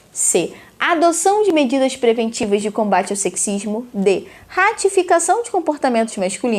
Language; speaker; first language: Portuguese; native; Portuguese